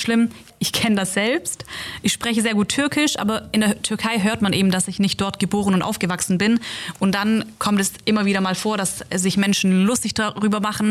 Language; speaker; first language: German; early bilingual, other home language; Turkish